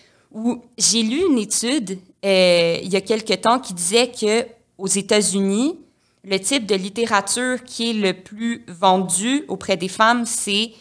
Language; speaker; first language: French; native; French